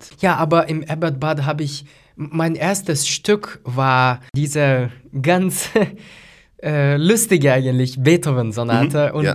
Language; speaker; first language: German; non-native, fluent; Lithuanian